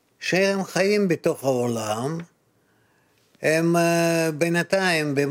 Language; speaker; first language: Hebrew; non-native, fluent; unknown